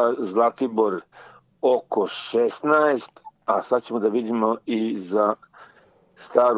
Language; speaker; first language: Serbian; native; Serbian